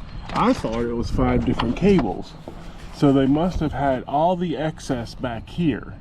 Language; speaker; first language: English; native; English